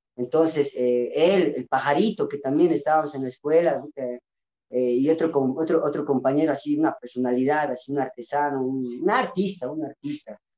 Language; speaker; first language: Spanish; non-native, local second language; Quechua